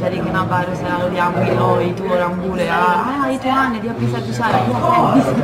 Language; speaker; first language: Indonesian; non-native, fluent; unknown